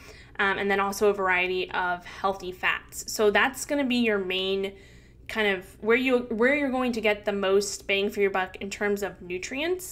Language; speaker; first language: English; native; English